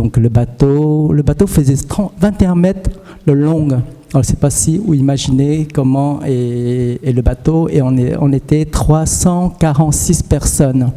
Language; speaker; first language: French; early bilingual, other home language; Vietnamese